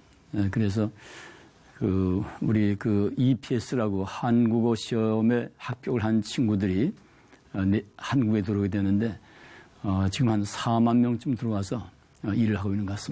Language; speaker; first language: Korean; native; Korean